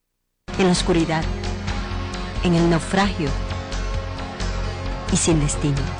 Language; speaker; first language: Spanish; native; Spanish